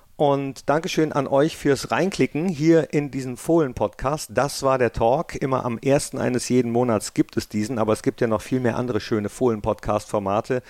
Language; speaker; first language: German; native; German